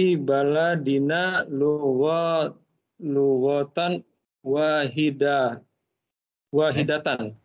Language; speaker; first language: Arabic; non-native, learner; Indonesian